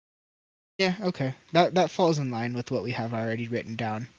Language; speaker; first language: English; native; English